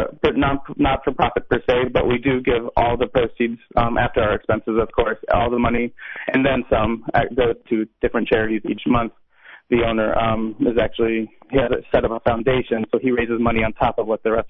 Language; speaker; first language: English; native; English